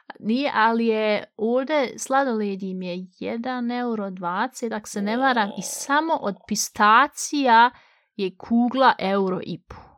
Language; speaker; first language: Bosnian; native; Bosnian